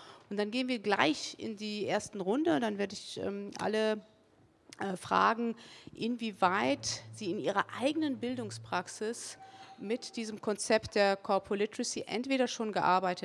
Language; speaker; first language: German; early bilingual, other home language; Spanish